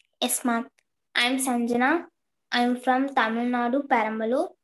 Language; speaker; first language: English; non-native, learner; Tamil